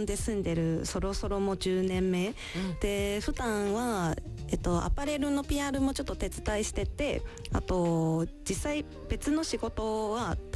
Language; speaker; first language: Japanese; non-native, learner; Chinese